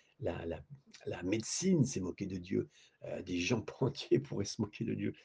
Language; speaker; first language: French; native; French